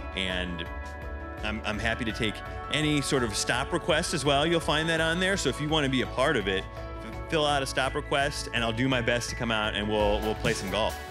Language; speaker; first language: English; native; English